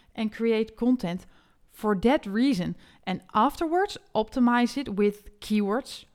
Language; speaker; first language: English; non-native, fluent; Dutch